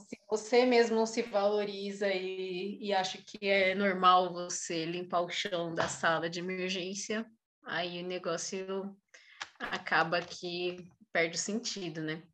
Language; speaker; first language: Portuguese; native; Portuguese